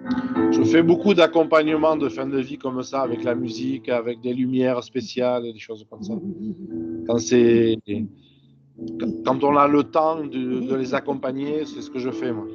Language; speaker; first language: French; native; French